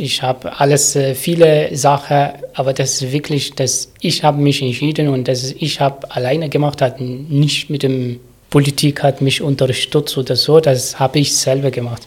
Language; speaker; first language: German; non-native, learner; Arabic